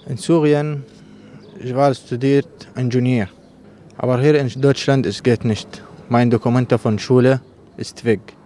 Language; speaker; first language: German; non-native, learner; Arabic